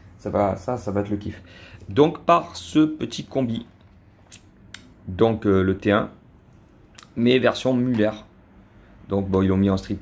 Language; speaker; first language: French; native; French